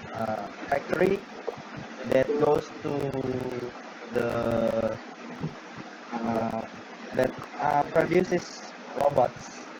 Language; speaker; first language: English; non-native, learner; Indonesian